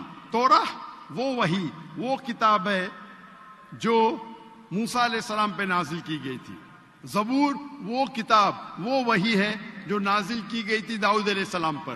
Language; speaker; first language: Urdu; non-native, local second language; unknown